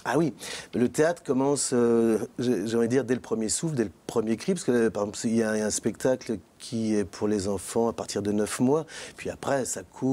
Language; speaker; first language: French; native; French